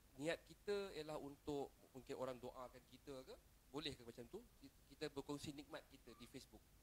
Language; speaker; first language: Malay; native; Malay